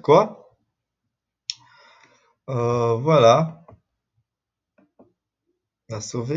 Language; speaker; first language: French; non-native, fluent; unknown